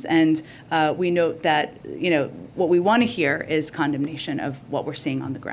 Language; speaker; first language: English; native; English